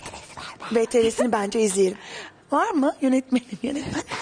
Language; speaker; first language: Turkish; native; Turkish